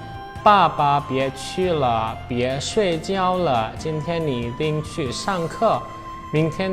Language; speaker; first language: Chinese; non-native, fluent; Indonesian